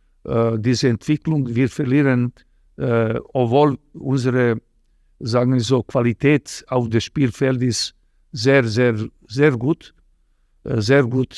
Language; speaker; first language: German; non-native, fluent; Serbian